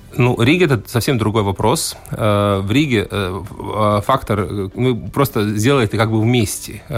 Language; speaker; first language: Russian; non-native, local second language; Latvian